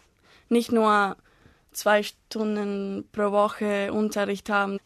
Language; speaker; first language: German; non-native, learner; Spanish